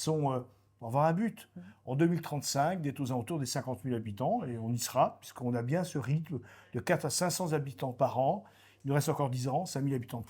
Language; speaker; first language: French; native; French